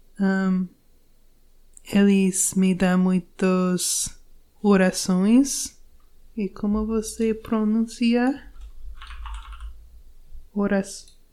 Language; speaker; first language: Portuguese; non-native, learner; English